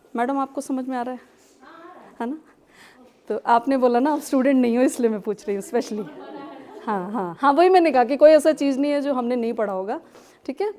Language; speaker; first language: Hindi; non-native, local second language; Kashmiri